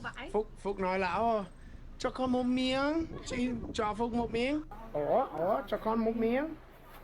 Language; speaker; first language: Vietnamese; non-native, fluent; English